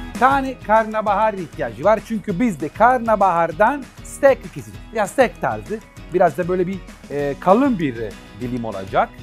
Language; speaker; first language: Turkish; non-native, fluent; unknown